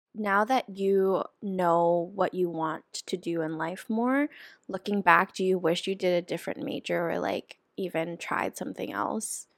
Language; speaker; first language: English; early bilingual, other home language; Vietnamese